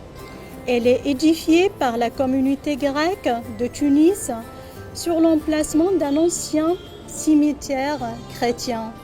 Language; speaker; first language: French; non-native, local second language; Arabic